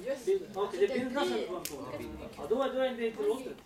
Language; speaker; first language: Swedish; non-native, learner; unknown